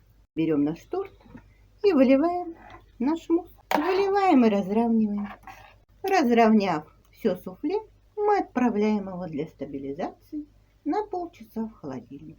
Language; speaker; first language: Russian; native; Russian